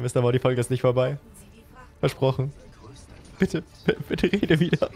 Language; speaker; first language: German; native; German